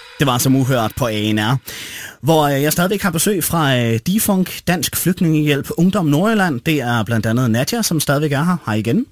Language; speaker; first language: Danish; native; Danish